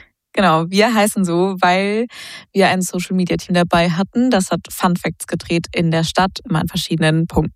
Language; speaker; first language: German; native; German